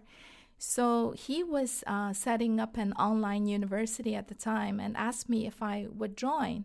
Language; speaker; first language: English; non-native, fluent; Chinese